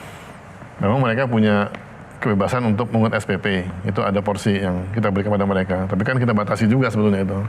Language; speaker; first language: Indonesian; native; Indonesian